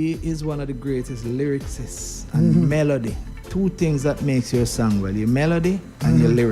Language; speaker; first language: English; native; English